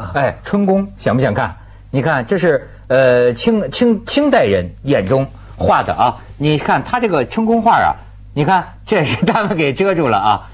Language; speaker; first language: Chinese; native; Chinese